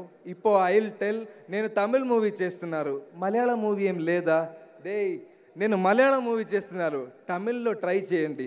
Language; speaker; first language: Telugu; non-native, learner; Malayalam